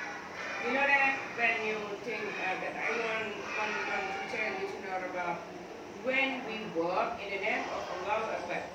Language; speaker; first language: English; non-native, learner; Thai